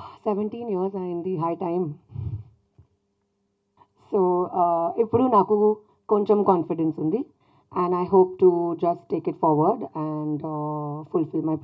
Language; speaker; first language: Telugu; non-native, fluent; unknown